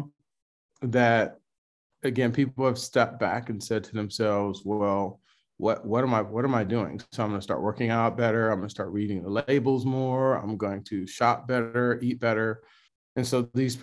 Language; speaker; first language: English; native; English